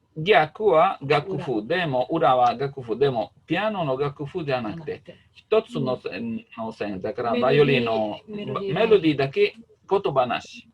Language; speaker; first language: Japanese; non-native, learner; Italian